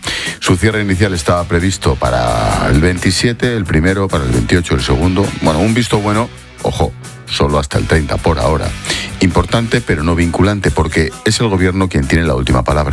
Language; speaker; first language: Spanish; native; Spanish